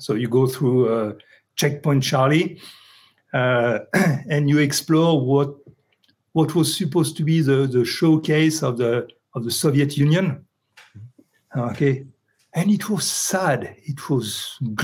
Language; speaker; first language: English; non-native, fluent; French